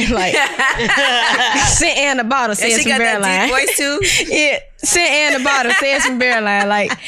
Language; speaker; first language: English; native; English